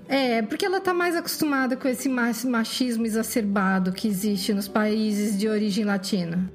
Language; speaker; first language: Portuguese; native; Portuguese